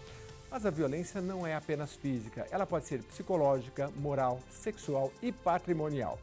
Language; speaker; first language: Portuguese; native; Portuguese